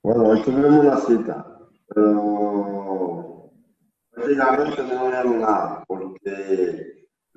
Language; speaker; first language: Spanish; native; Spanish